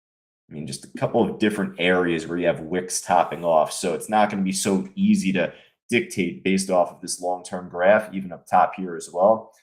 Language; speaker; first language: English; native; English